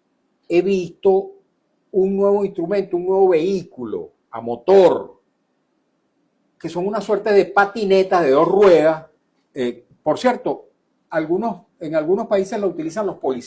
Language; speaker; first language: Spanish; native; Spanish